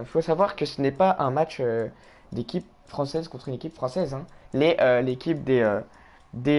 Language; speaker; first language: French; native; French